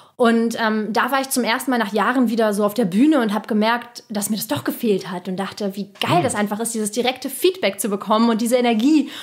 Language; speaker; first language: German; early bilingual, other home language; Russian